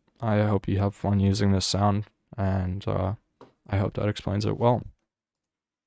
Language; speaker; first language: English; native; English